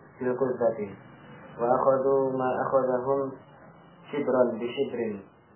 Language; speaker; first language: Arabic; non-native, learner; Indonesian